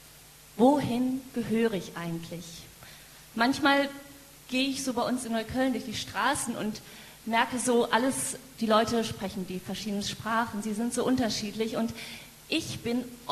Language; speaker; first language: German; native; German